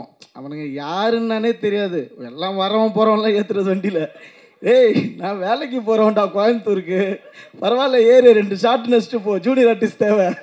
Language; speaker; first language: Tamil; native; Tamil